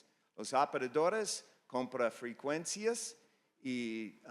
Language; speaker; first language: Spanish; non-native, fluent; English